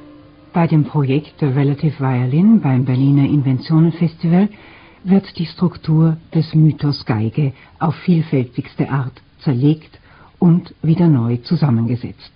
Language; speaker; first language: German; native; German